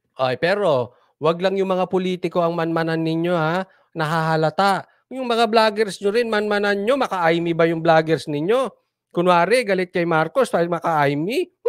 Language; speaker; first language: Filipino; native; Filipino